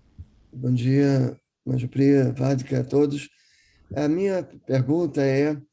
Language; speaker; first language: Portuguese; non-native, fluent; English